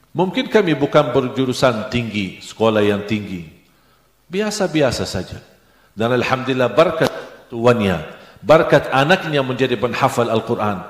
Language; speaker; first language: Indonesian; non-native, fluent; Arabic